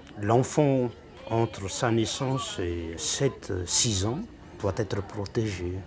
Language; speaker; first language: French; non-native, local second language; Malagasy